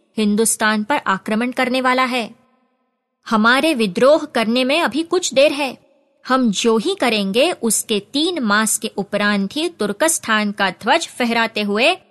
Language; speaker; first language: Hindi; non-native, local second language; Marathi